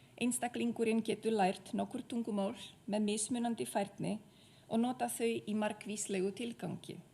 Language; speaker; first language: Icelandic; non-native, fluent; Czech